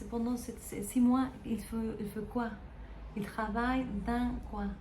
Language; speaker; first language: French; non-native, learner; Spanish